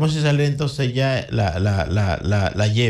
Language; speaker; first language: Spanish; native; Spanish